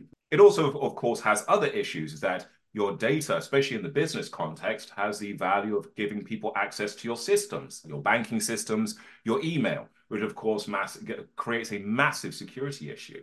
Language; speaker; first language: English; native; English